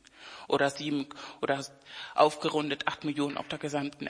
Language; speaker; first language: German; non-native, fluent; Spanish